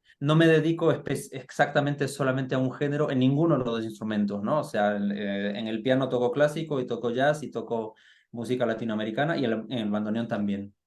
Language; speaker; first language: Spanish; native; Spanish